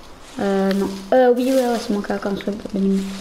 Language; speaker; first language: French; native; French